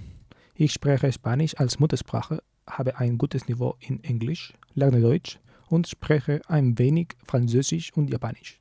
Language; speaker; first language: German; non-native, learner; Spanish